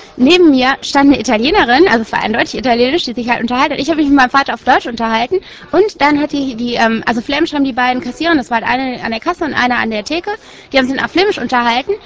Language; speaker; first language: German; native; German